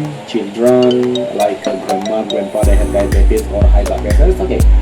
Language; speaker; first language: English; non-native, learner; Indonesian